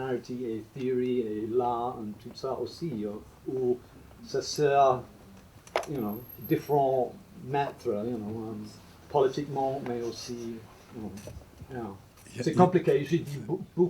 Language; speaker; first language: French; non-native, fluent; English